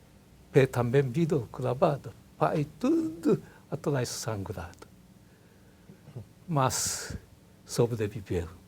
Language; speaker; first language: Portuguese; non-native, learner; Japanese